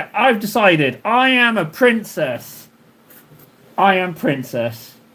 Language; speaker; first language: English; native; English